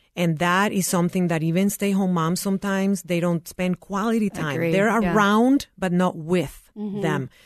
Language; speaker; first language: English; non-native, fluent; Spanish